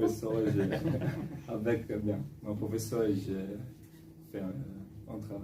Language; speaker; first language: French; non-native, fluent; Italian